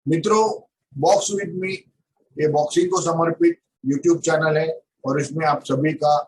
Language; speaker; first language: Hindi; non-native, local second language; Marathi